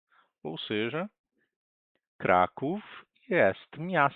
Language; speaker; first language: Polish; non-native, fluent; Portuguese